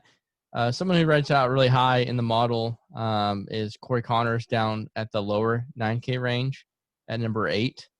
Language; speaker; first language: English; native; English